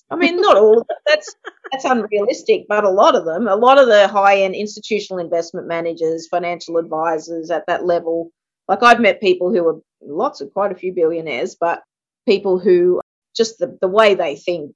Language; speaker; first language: English; native; English